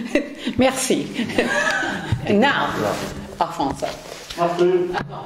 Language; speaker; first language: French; non-native, learner; English